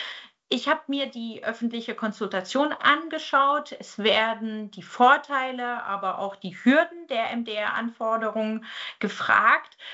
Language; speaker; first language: German; native; German